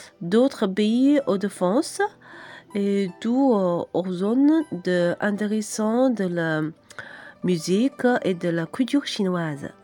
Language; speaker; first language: French; non-native, fluent; Chinese